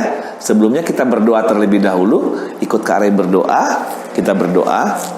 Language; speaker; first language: Indonesian; native; Indonesian